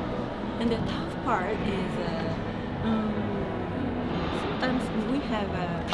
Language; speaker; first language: English; non-native, learner; Japanese